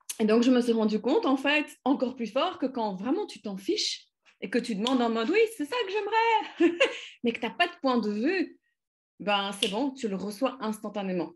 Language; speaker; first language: French; non-native, fluent; Polish